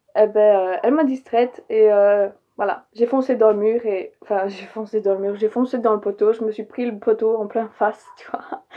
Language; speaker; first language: French; early bilingual, other home language; Polish